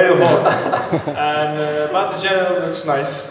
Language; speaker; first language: English; non-native, learner; Turkish